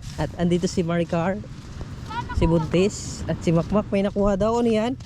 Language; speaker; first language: Filipino; native; Filipino